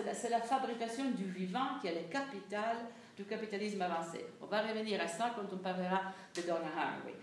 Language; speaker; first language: French; non-native, fluent; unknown